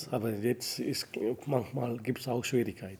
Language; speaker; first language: German; non-native, learner; Tamil